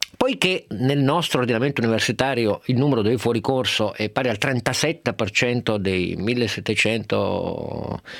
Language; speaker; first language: Italian; native; Italian